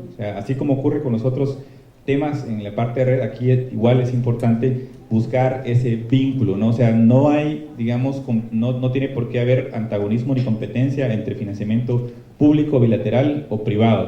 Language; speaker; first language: Spanish; native; Spanish